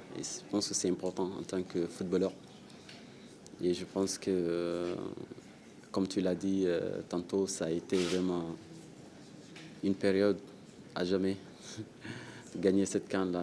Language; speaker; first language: French; non-native, local second language; Wolof